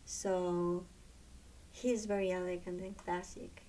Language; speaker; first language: English; non-native, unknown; Spanish